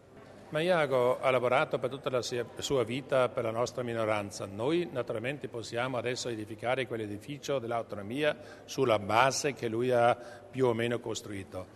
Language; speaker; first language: Italian; non-native, local second language; German